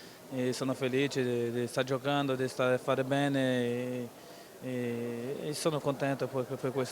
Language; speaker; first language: Italian; non-native, learner; Portuguese